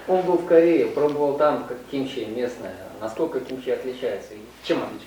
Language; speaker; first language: Russian; non-native, learner; Korean